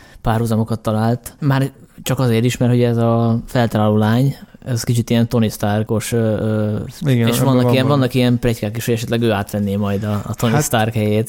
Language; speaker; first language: Hungarian; native; Hungarian